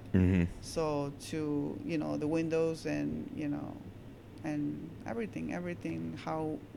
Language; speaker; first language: English; non-native, fluent; Spanish